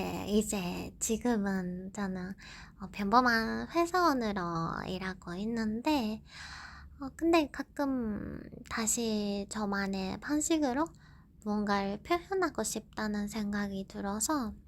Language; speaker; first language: Korean; non-native, fluent; Japanese